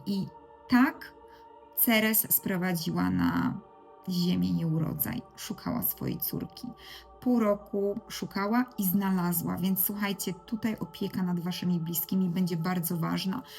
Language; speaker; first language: Polish; native; Polish